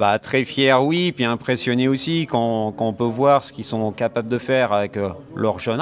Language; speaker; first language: French; native; French